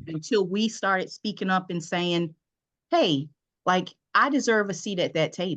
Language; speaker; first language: English; native; English